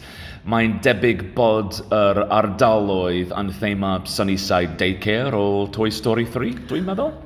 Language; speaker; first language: Welsh; non-native, learner; English